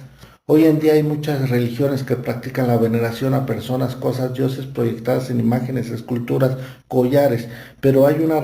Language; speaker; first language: Spanish; native; Spanish